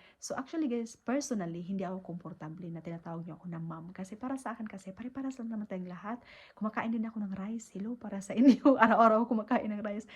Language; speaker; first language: Filipino; native; Filipino